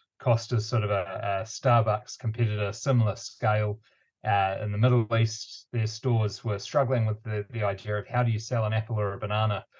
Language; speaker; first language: English; native; English